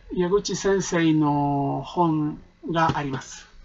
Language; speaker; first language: Japanese; non-native, learner; Spanish